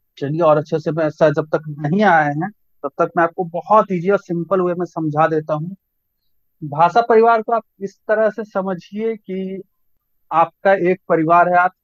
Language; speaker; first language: Hindi; native; Hindi